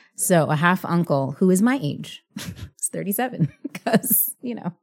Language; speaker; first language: English; early bilingual, other home language; Spanish